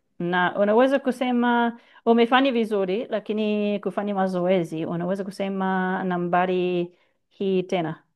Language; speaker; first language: Swahili; non-native, fluent; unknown